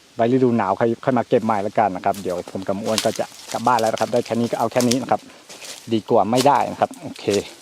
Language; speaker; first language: Thai; non-native, local second language; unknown